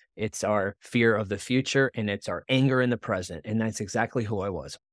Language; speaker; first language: English; native; English